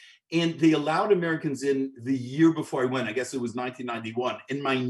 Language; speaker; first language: English; native; English